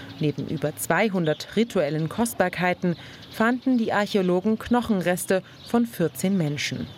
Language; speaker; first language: German; native; German